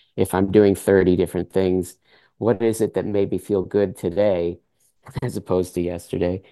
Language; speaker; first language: English; early bilingual, other home language; French